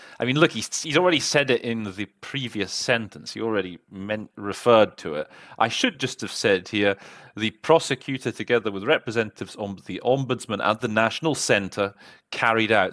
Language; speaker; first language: English; native; English